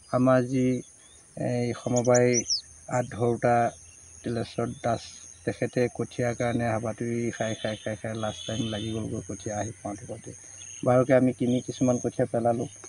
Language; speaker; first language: Assamese; native; Assamese